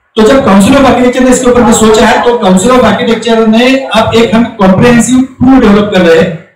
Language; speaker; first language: Hindi; non-native, local second language; Marathi